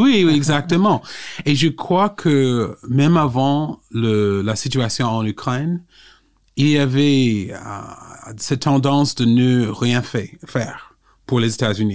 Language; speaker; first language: French; non-native, fluent; English